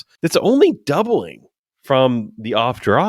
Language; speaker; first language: English; native; English